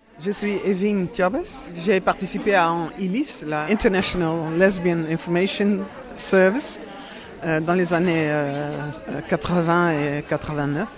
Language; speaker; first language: French; non-native, fluent; Dutch